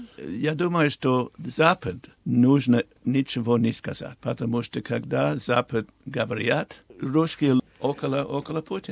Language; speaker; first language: Russian; non-native, learner; English